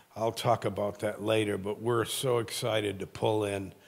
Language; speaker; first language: English; native; English